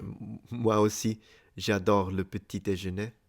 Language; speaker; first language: French; non-native, learner; Italian